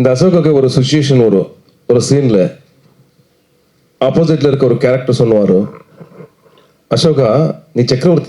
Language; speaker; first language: Tamil; non-native, learner; Kannada